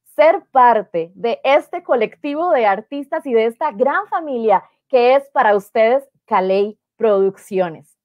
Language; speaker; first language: Spanish; native; Spanish